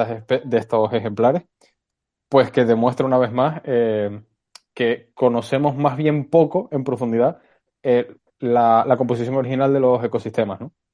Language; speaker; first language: Spanish; native; Spanish